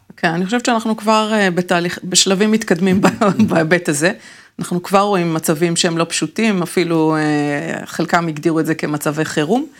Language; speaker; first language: Hebrew; native; Hebrew